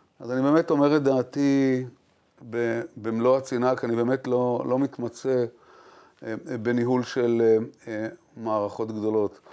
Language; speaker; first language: Hebrew; native; Hebrew